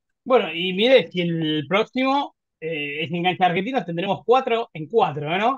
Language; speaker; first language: Spanish; native; Spanish